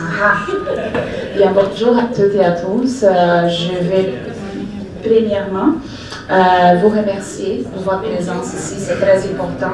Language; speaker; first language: French; non-native, fluent; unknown